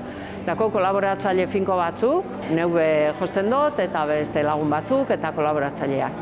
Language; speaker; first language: Basque; native; Basque